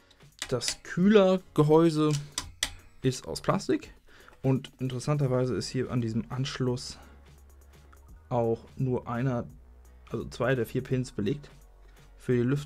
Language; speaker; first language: German; native; German